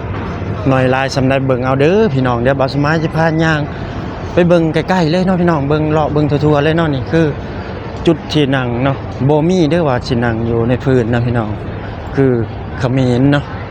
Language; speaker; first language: Thai; non-native, local second language; Lao